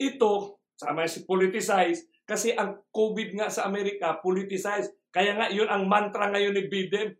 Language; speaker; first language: Filipino; native; Filipino